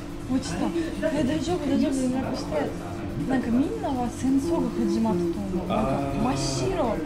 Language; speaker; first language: Japanese; non-native, fluent; Russian